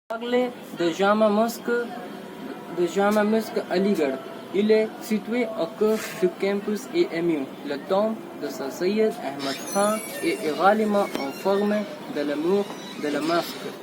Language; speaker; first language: French; non-native, learner; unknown